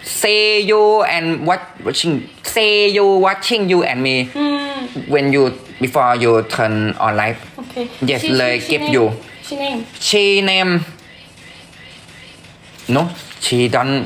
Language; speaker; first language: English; non-native, learner; Thai